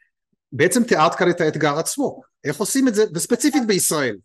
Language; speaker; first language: Hebrew; native; Hebrew